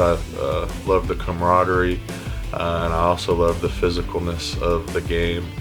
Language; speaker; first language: English; native; English